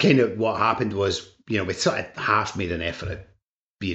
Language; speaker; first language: English; native; English